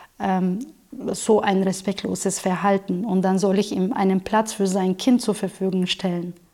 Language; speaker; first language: German; non-native, fluent; Turkish